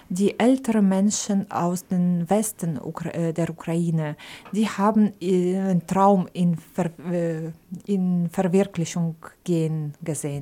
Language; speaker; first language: German; non-native, fluent; Ukrainian